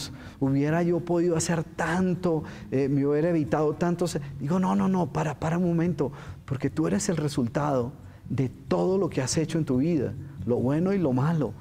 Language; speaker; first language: Spanish; native; Spanish